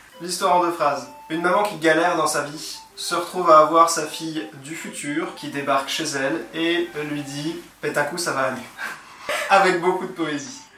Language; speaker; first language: French; native; French